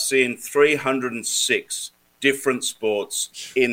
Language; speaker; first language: English; native; English